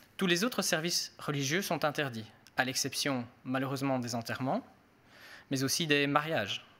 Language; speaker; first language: French; native; French